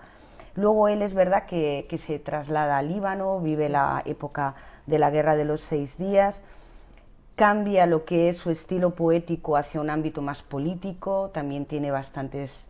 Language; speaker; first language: Spanish; native; Spanish